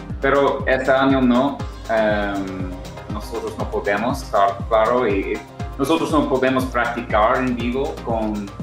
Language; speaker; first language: Spanish; non-native, learner; English